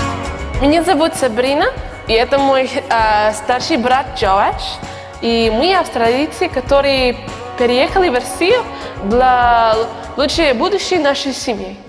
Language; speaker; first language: Russian; non-native, learner; English